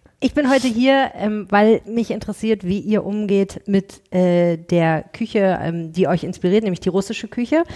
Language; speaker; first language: German; native; German